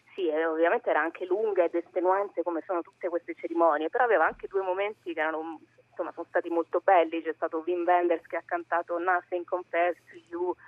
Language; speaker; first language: Italian; native; Italian